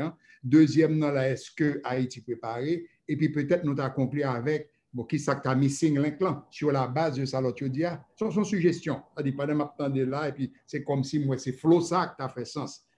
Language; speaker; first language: French; native; French